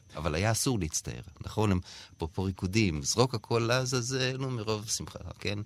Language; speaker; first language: Hebrew; native; Hebrew